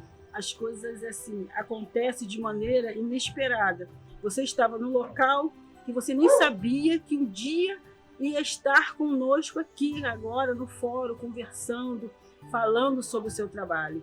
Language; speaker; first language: Portuguese; native; Portuguese